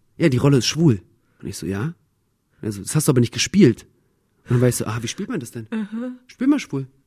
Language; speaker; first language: German; early bilingual, other home language; Russian